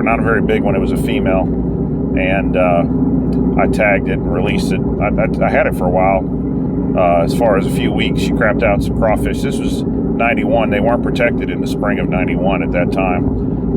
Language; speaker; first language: English; native; English